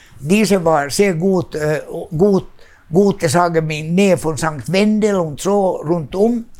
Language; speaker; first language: German; non-native, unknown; Swedish